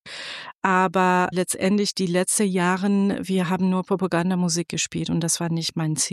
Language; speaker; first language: German; non-native, fluent; Persian